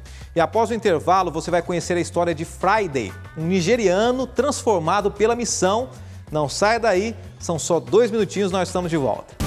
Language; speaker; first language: Portuguese; native; Portuguese